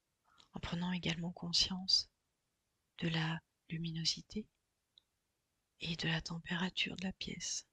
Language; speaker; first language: French; native; French